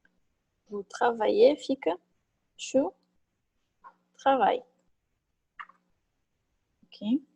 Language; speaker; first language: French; non-native, fluent; Portuguese